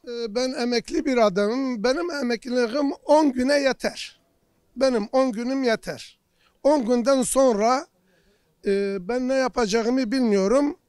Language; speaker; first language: Turkish; non-native, local second language; Kurdish